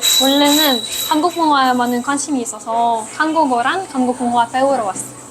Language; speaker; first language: Korean; non-native, fluent; Russian